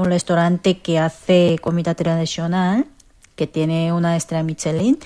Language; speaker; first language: Spanish; non-native, fluent; Korean